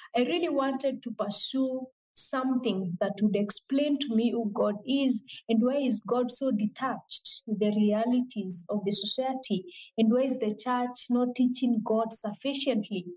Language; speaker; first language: English; non-native, local second language; Meru